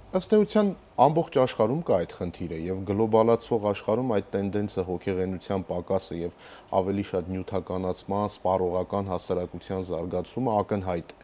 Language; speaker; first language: Armenian; native; Armenian